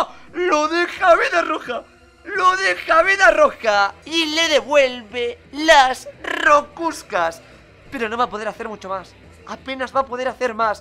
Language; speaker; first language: Spanish; native; Spanish